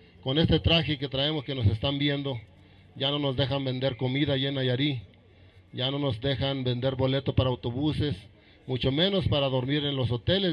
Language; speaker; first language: Spanish; non-native, local second language; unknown